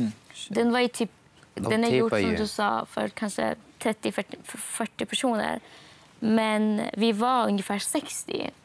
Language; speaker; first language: Swedish; non-native, fluent; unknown